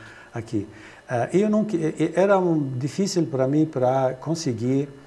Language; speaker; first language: Portuguese; non-native, fluent; Arabic